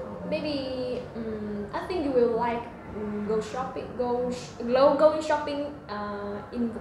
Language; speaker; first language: English; non-native, learner; Vietnamese